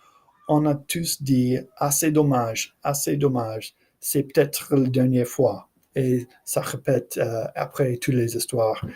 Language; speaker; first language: French; non-native, learner; English